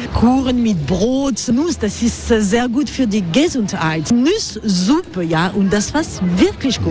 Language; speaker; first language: German; non-native, learner; French